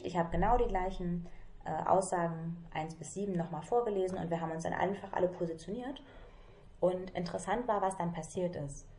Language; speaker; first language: German; native; German